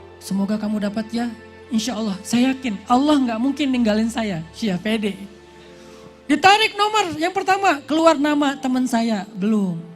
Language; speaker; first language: Indonesian; native; Indonesian